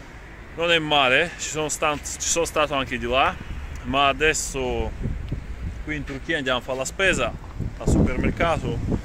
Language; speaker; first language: Italian; non-native, fluent; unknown